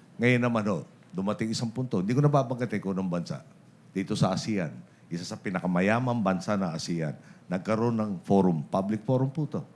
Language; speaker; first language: Filipino; native; Filipino